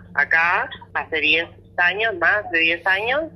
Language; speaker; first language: Spanish; native; Spanish